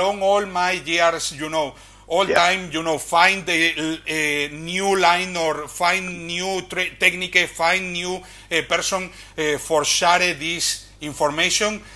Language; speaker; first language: English; non-native, learner; Spanish